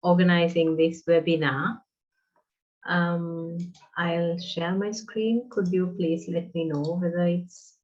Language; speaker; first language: English; non-native, local second language; Sinhala